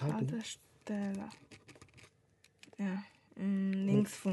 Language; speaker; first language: German; non-native, learner; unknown